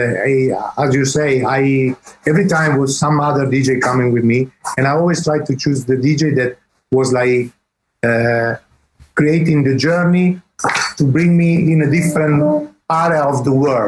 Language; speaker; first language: English; non-native, fluent; Italian